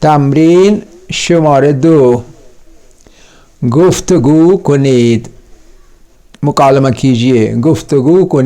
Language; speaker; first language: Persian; non-native, fluent; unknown